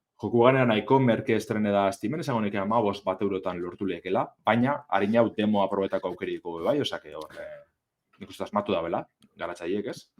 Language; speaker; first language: Basque; native; Basque